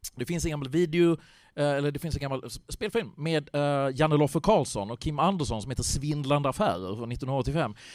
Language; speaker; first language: Swedish; native; Swedish